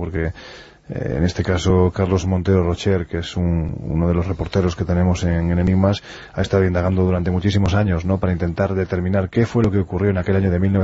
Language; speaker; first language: Spanish; native; Spanish